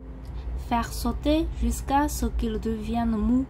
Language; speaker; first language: French; non-native, fluent; Chinese